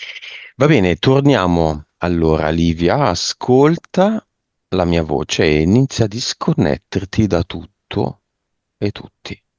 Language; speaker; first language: Italian; native; Italian